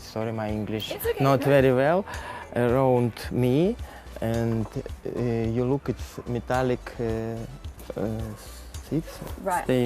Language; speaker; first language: English; non-native, learner; Russian